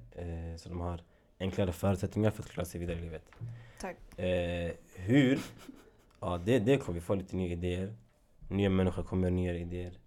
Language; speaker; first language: Swedish; early bilingual, other home language; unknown